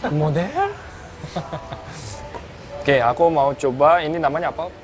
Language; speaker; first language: Indonesian; non-native, fluent; Korean